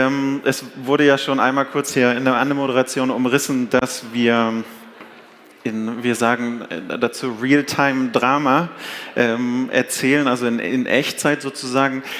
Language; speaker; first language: German; native; German